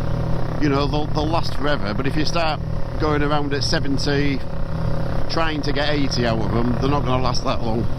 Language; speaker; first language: English; native; English